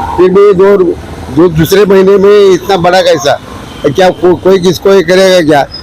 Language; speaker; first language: Hindi; non-native, local second language; Marathi